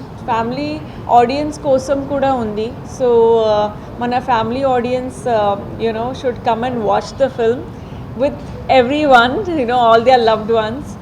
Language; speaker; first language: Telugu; non-native, fluent; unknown